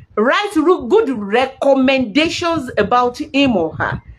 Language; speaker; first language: English; non-native, local second language; Yoruba